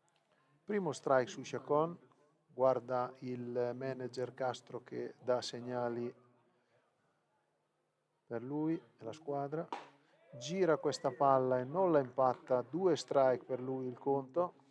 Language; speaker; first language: Italian; native; Italian